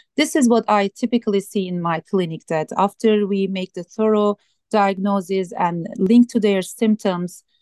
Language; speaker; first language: English; non-native, fluent; Turkish